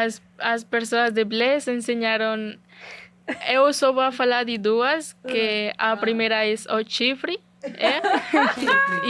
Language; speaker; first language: Portuguese; non-native, learner; Spanish